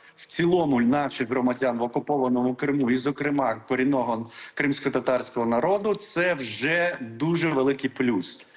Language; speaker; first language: Ukrainian; non-native, local second language; Crimean Tatar